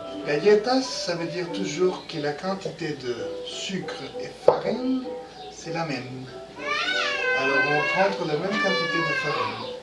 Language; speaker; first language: French; non-native, fluent; Spanish